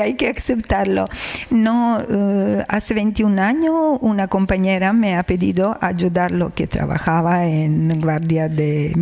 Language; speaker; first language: Spanish; non-native, learner; Croatian